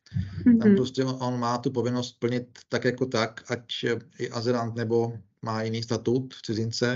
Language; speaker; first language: Czech; native; Czech